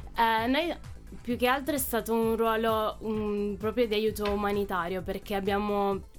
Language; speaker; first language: Italian; native; Italian